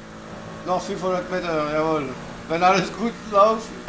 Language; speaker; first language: German; non-native, fluent; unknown